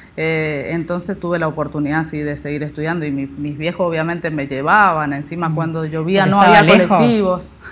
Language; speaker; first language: Spanish; native; Spanish